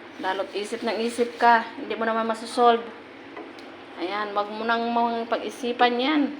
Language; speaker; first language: Filipino; non-native, local second language; Hiligaynon